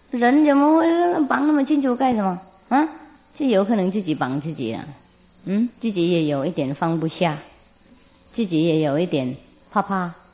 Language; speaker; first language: Chinese; non-native, fluent; Vietnamese